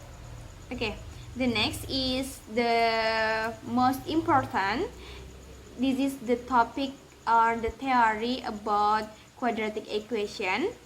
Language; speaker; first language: English; non-native, learner; Indonesian